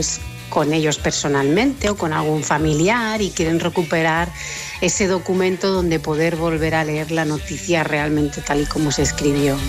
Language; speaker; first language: Spanish; native; Spanish